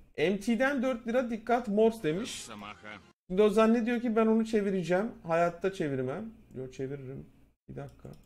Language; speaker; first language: Turkish; native; Turkish